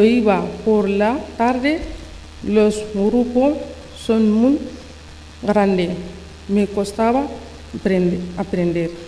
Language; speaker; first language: Spanish; non-native, learner; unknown